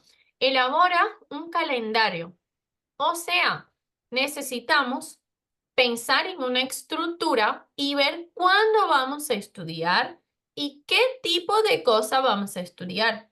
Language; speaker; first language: Spanish; non-native, fluent; Portuguese